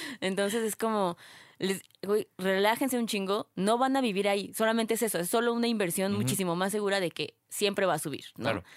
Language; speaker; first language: Spanish; native; Spanish